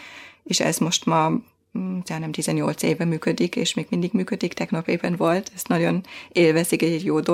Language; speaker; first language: Hungarian; non-native, fluent; German